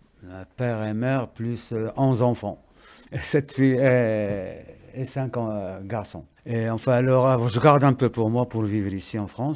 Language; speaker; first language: French; non-native, local second language; Arabic